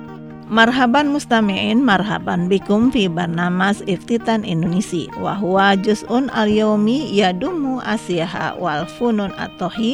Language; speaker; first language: Arabic; non-native, fluent; Indonesian